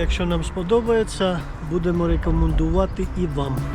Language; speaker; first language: Ukrainian; non-native, learner; Georgian